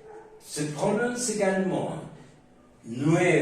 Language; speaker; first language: French; non-native, fluent; Spanish